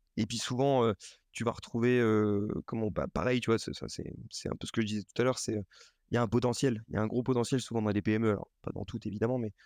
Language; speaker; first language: French; native; French